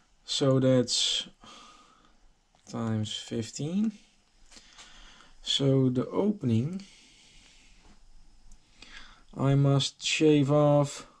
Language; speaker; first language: English; non-native, fluent; Dutch